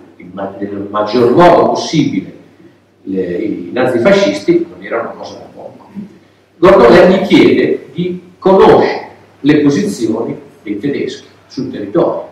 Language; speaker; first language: Italian; native; Italian